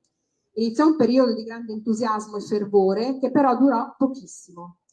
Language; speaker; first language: Italian; native; Italian